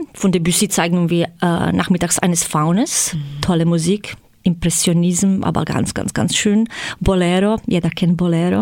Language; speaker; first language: German; non-native, fluent; Croatian